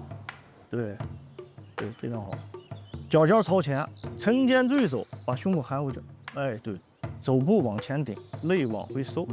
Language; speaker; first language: Chinese; native; Chinese